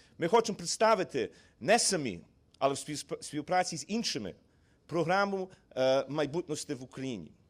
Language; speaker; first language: Ukrainian; early bilingual, heritage; Ukrainian